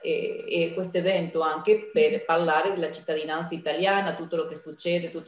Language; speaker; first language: Italian; non-native, fluent; Spanish